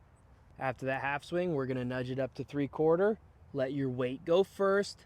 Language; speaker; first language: English; native; English